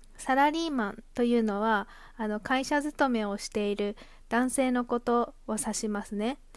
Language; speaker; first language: Japanese; native; Japanese